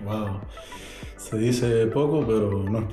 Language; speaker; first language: Spanish; native; Spanish